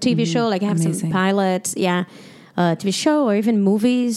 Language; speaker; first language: English; non-native, fluent; Portuguese